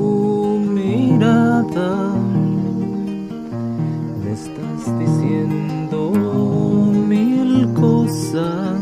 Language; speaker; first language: Spanish; non-native, local second language; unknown